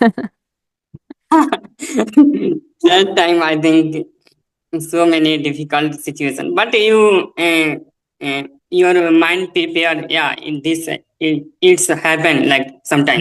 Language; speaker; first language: English; non-native, learner; Hindi